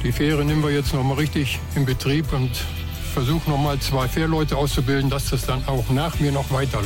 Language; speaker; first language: German; native; German